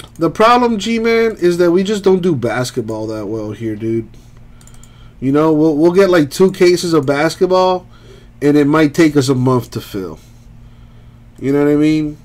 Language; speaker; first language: English; native; English